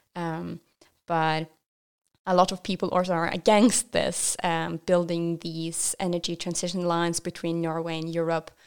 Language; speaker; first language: English; non-native, fluent; Norwegian